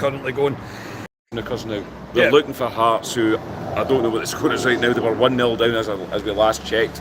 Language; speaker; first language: English; native; English